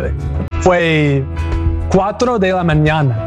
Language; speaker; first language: Spanish; non-native, learner; English